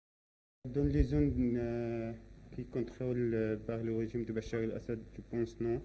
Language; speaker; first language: French; non-native, learner; Arabic